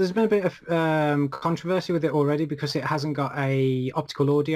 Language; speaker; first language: English; native; English